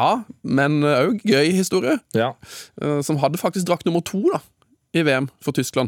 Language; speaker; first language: Norwegian; native; Norwegian